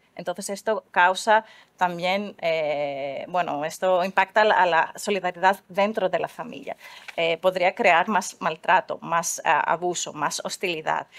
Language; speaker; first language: Spanish; non-native, fluent; Greek